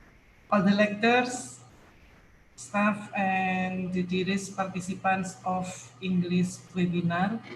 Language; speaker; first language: English; non-native, learner; Indonesian